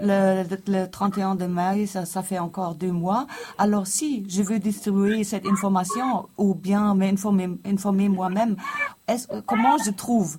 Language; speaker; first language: French; non-native, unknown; German